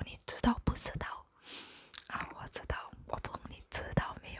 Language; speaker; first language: Chinese; non-native, local second language; English